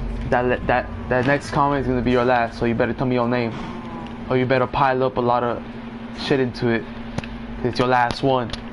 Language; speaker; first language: English; early bilingual, other home language; Spanish